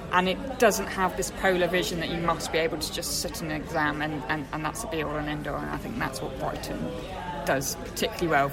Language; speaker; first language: English; native; English